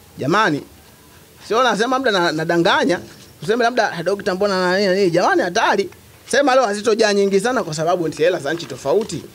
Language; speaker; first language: Swahili; native; Swahili